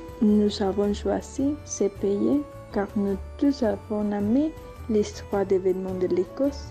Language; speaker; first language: French; non-native, learner; Spanish